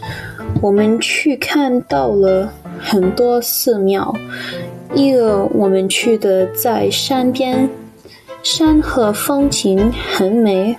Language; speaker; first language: Chinese; non-native, learner; English